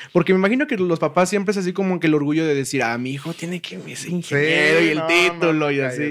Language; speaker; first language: Spanish; native; Spanish